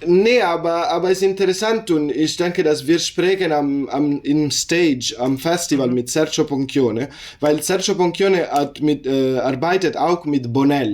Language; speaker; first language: German; non-native, learner; Italian